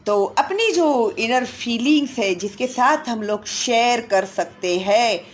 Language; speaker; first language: Hindi; non-native, local second language; Marathi